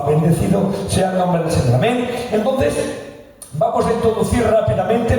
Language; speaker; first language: Spanish; native; Spanish